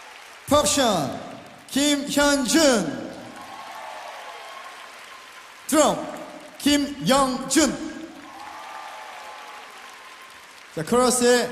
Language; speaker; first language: Japanese; non-native, fluent; Korean